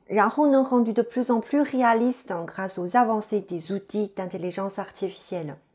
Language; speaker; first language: French; non-native, fluent; Chinese